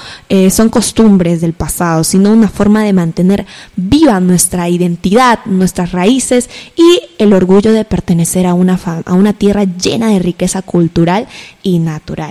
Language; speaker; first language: Spanish; native; Spanish